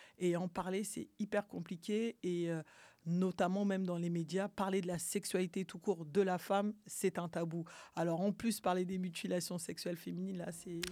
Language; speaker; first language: French; early bilingual, other home language; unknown